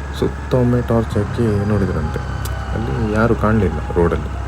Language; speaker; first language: Kannada; non-native, local second language; Tulu